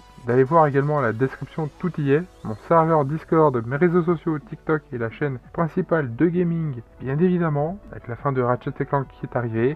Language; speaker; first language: French; native; French